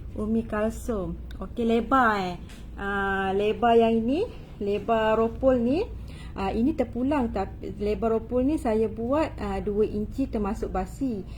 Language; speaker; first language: Malay; native; Malay